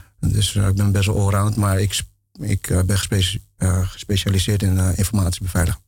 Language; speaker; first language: Dutch; native; Dutch